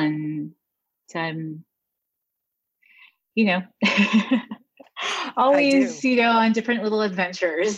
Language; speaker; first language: English; native; English